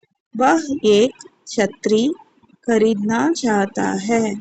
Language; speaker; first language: Hindi; non-native, local second language; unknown